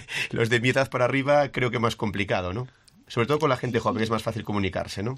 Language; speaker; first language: Spanish; native; Spanish